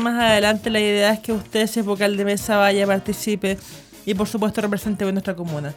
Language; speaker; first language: Spanish; native; Spanish